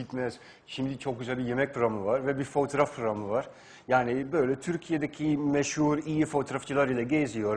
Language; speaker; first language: Turkish; non-native, fluent; Dutch